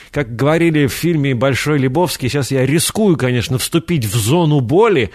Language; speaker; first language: Russian; native; Russian